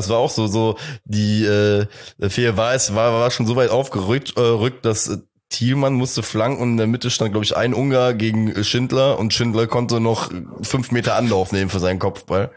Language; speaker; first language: German; native; German